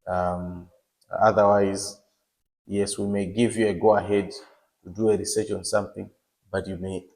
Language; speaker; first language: English; non-native, local second language; Nyanja